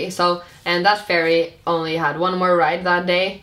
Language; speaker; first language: English; non-native, fluent; Finnish